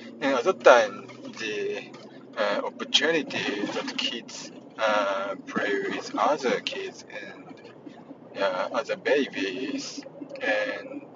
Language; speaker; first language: English; non-native, learner; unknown